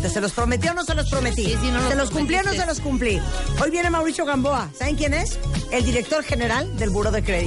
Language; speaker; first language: Spanish; native; Spanish